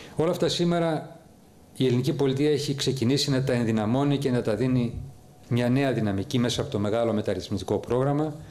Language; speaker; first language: Greek; early bilingual, heritage; Greek